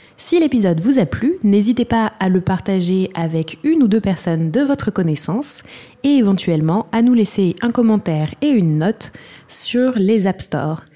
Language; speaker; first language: French; native; French